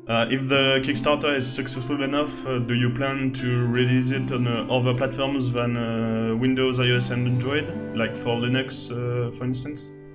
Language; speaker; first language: English; non-native, fluent; French